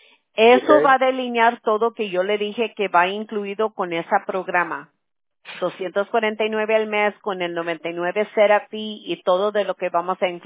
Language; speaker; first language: Spanish; early bilingual, heritage; Spanish